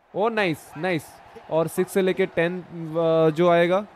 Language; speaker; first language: Hindi; non-native, local second language; Bangla